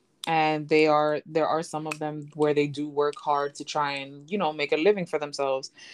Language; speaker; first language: English; early bilingual, other home language; Spanish